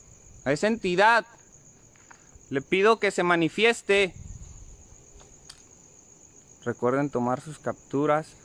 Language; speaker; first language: Spanish; native; Spanish